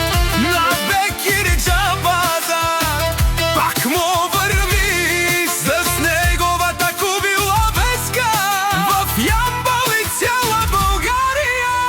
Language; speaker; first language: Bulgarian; non-native, local second language; Romany